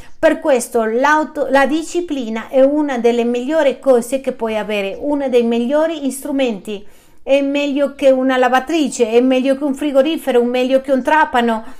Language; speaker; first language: Italian; non-native, fluent; Spanish